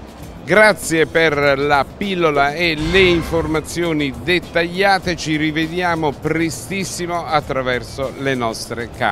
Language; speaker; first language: Italian; native; Italian